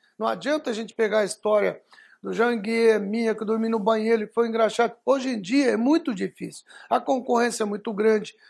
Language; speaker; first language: Portuguese; early bilingual, other home language; Arabic